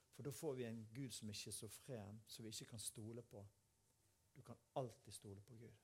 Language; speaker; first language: Norwegian; native; Norwegian